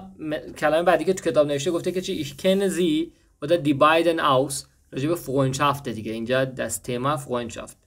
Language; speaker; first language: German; non-native, fluent; Persian